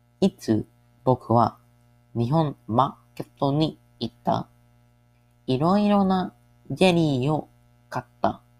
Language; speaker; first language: Japanese; non-native, learner; English